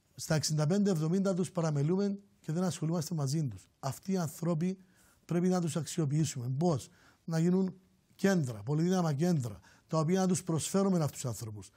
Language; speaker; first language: Greek; native; Greek